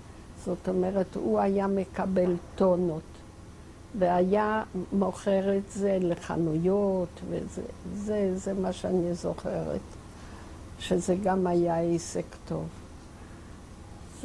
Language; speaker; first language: Hebrew; non-native, fluent; Yiddish